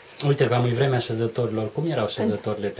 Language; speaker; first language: Romanian; native; Romanian